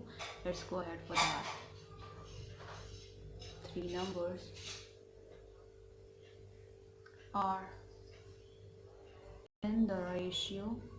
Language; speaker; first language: English; non-native, local second language; Hindi